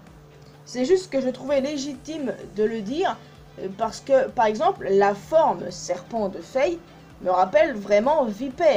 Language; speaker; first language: French; native; French